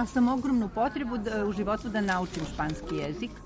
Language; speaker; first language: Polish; non-native, learner; Serbian